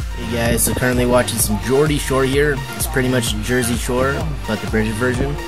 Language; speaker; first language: English; native; English